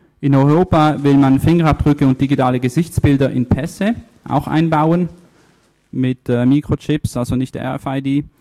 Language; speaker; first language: German; early bilingual, other home language; Italian